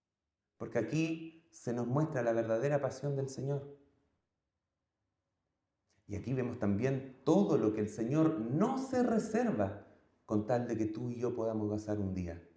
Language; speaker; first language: Spanish; native; Spanish